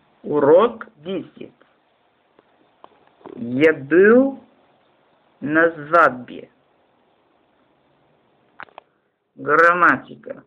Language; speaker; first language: Russian; non-native, fluent; Portuguese